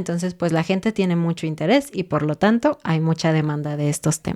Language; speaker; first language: Spanish; native; Spanish